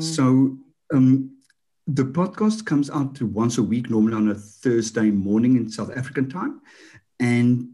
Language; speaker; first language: English; non-native, local second language; Afrikaans